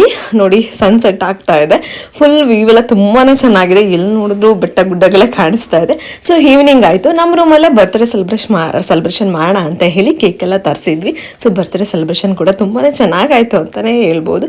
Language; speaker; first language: Kannada; native; Kannada